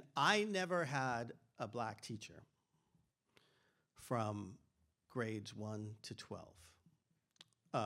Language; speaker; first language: English; native; English